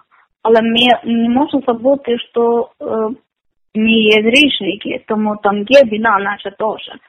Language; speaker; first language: Ukrainian; non-native, learner; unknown